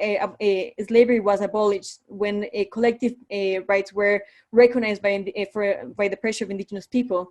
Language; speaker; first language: English; non-native, fluent; Spanish